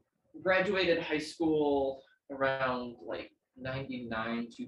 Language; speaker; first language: English; native; English